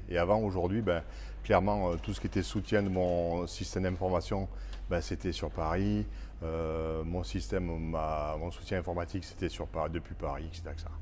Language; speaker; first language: French; native; French